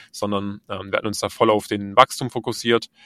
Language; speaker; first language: German; native; German